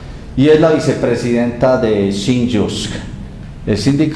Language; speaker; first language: Spanish; native; Spanish